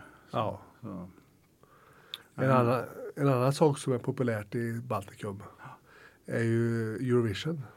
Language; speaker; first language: Swedish; native; Swedish